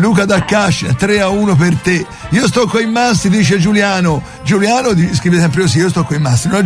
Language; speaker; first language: Italian; native; Italian